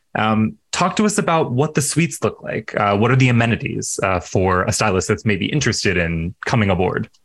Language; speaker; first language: English; native; English